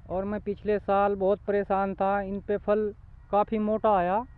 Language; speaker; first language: Hindi; native; Hindi